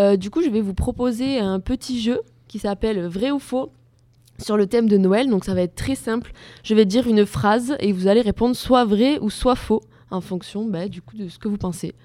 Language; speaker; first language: French; native; French